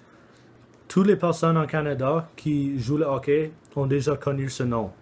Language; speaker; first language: French; non-native, learner; English